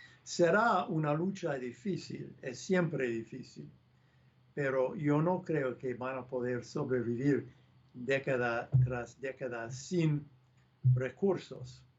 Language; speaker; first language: Spanish; non-native, fluent; English